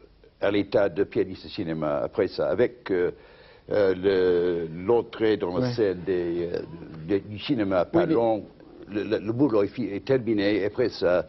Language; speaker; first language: French; non-native, fluent; English